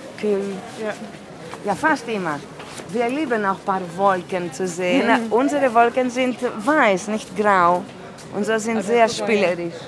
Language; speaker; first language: German; non-native, fluent; Greek